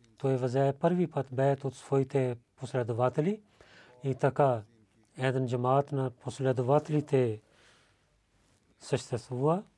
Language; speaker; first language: Bulgarian; non-native, learner; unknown